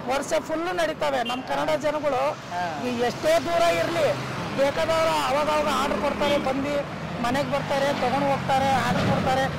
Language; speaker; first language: Kannada; non-native, local second language; Marathi